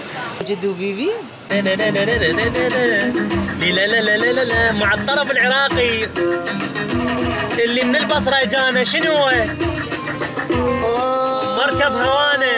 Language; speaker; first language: Arabic; native; Arabic